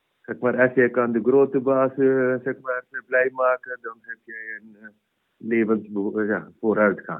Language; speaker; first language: Dutch; non-native, fluent; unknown